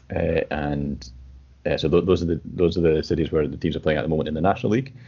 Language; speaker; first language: English; native; English